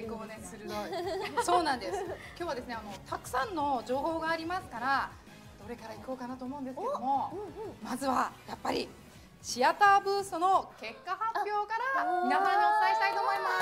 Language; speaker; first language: Japanese; native; Japanese